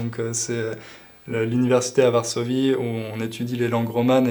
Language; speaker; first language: French; native; French